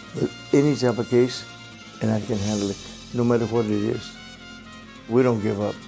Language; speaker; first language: English; native; English